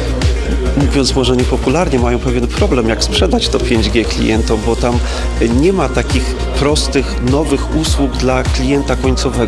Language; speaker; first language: Polish; native; Polish